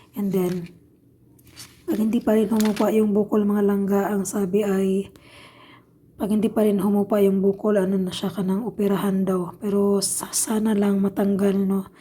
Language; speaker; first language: Filipino; non-native, local second language; Cebuano